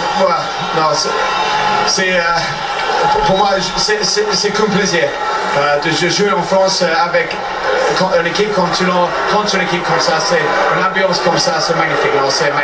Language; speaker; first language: French; non-native, fluent; English